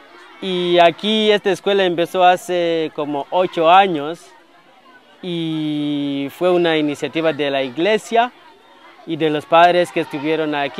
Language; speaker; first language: Spanish; non-native, fluent; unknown